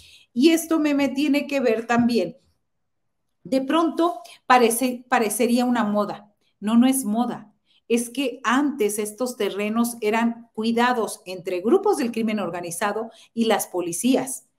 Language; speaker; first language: Spanish; native; Spanish